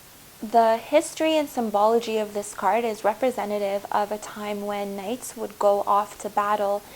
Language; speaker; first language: English; native; English